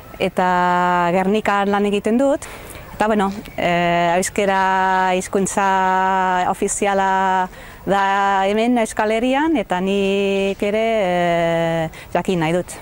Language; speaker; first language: Basque; non-native, learner; Dutch